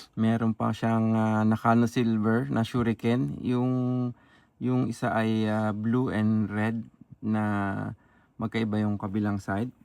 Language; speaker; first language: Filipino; native; Filipino